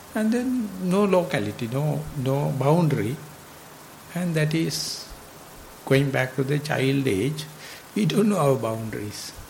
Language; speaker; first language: English; non-native, local second language; Sinhala